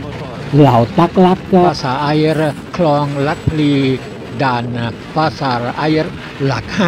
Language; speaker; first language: Malay; native; Malay